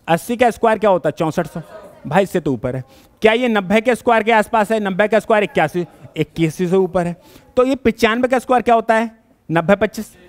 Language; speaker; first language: Hindi; native; Hindi